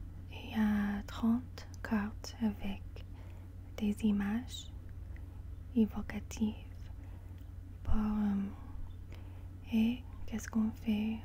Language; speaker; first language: French; non-native, learner; English